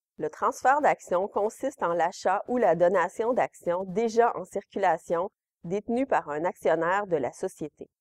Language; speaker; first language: French; native; French